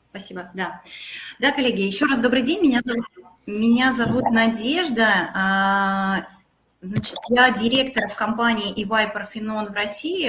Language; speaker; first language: Russian; native; Russian